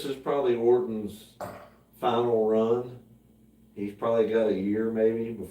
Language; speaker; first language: English; native; English